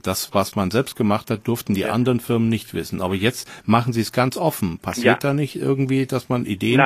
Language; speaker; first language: German; native; German